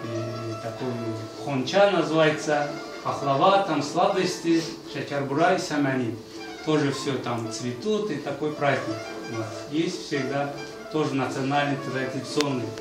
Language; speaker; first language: Russian; non-native, fluent; Azerbaijani